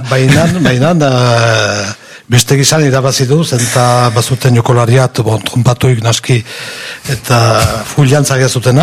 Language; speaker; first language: Basque; native; Basque